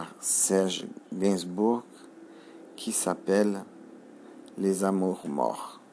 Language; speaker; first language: French; non-native, learner; Portuguese